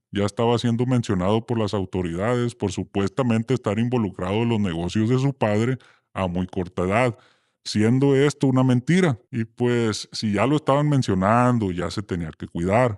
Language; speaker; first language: Spanish; native; Spanish